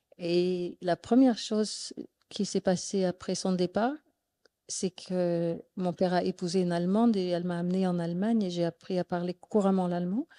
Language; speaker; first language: French; non-native, fluent; English